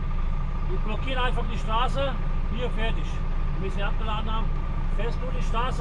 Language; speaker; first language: German; native; German